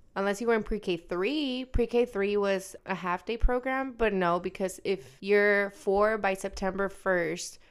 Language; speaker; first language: English; early bilingual, other home language; Spanish